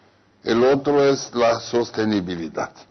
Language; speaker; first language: Spanish; non-native, fluent; Portuguese